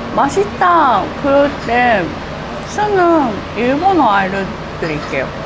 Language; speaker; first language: Korean; non-native, fluent; Japanese